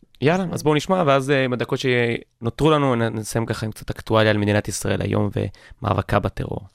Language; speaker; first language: Hebrew; native; Hebrew